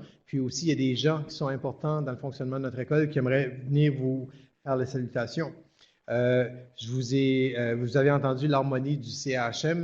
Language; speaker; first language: French; native; French